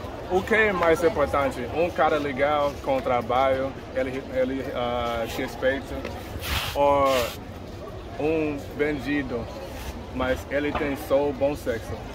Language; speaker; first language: Portuguese; non-native, learner; English